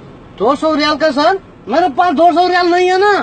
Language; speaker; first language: Hindi; non-native, learner; Nepali